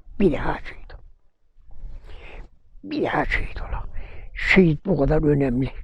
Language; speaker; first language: Turkish; native; Turkish